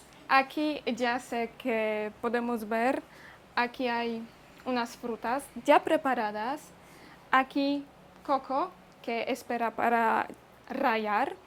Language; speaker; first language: Spanish; non-native, fluent; Polish